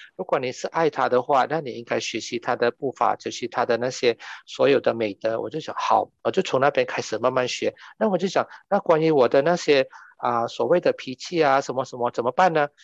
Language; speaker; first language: Chinese; non-native, local second language; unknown